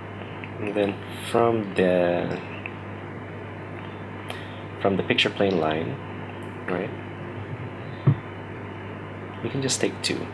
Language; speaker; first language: English; native; English